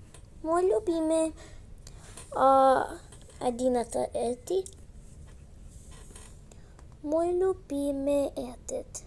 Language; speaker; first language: Russian; early bilingual, heritage; Russian